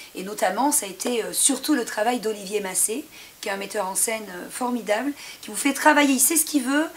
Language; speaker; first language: French; native; French